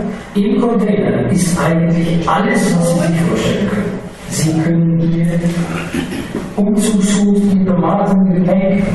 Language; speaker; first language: German; native; German